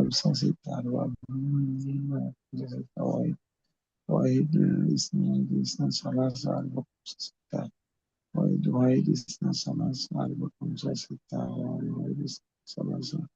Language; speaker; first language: Arabic; non-native, learner; Bangla